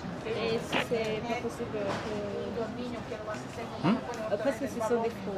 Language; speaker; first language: French; non-native, local second language; Rundi